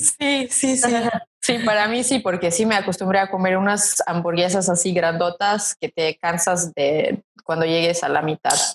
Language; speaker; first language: Spanish; non-native, fluent; Serbian